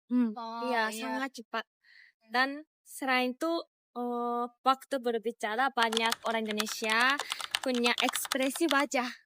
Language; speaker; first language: Indonesian; non-native, fluent; Japanese